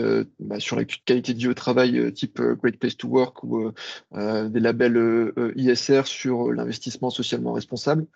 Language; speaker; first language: French; native; French